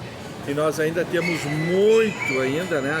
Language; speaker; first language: Portuguese; native; Portuguese